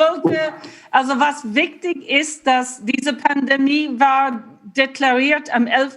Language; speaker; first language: German; non-native, fluent; English